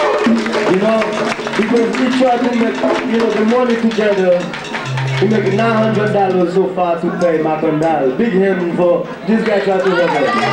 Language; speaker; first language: English; non-native, learner; Haitian Creole